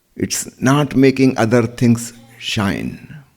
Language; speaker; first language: English; non-native, local second language; Hindi